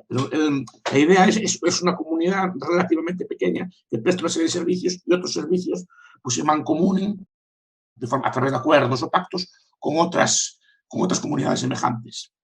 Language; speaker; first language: Spanish; native; Spanish